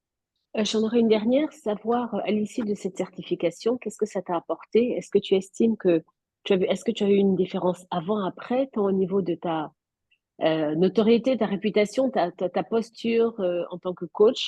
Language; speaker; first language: French; native; French